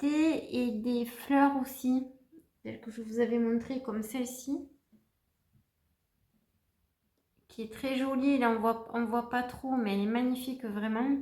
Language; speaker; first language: French; native; French